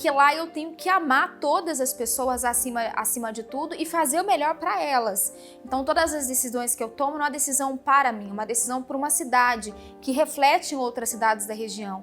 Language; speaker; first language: Portuguese; native; Portuguese